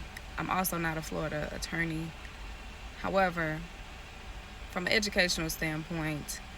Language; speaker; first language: English; native; English